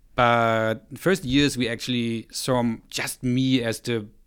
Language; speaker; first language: English; non-native, fluent; German